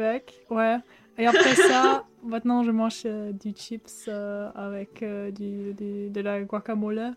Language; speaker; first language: French; non-native, fluent; German